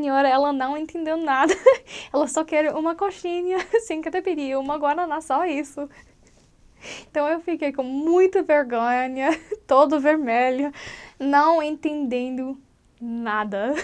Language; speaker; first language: Portuguese; non-native, learner; English